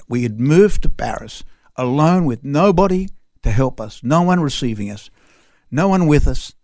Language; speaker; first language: English; non-native, local second language; French